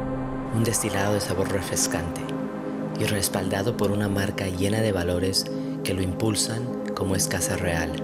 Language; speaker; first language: Spanish; native; Spanish